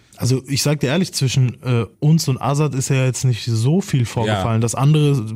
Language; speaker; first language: German; native; German